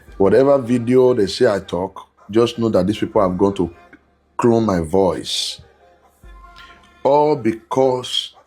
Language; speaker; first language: Nigerian Pidgin; non-native, local second language; Bini